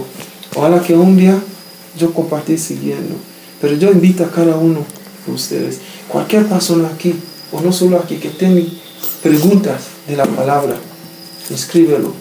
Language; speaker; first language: Spanish; non-native, learner; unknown